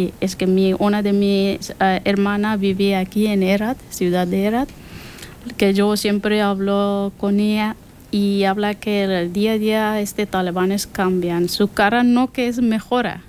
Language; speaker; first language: Spanish; non-native, learner; Persian